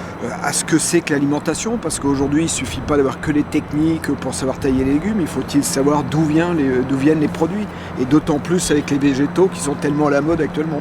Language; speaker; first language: French; native; French